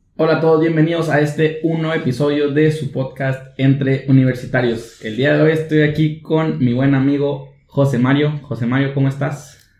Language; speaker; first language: Spanish; native; Spanish